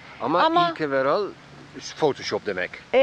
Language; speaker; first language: Turkish; non-native, fluent; Dutch